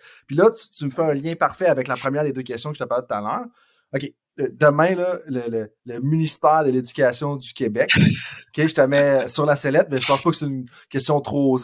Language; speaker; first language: French; native; French